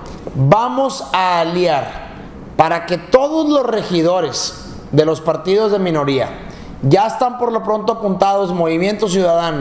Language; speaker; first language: Spanish; native; Spanish